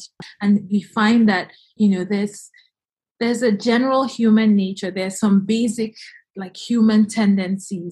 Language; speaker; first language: English; non-native, local second language; Igbo